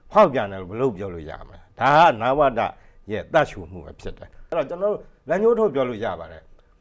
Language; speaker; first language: Burmese; native; Burmese